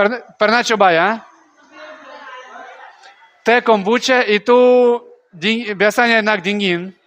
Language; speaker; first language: Indonesian; non-native, learner; Russian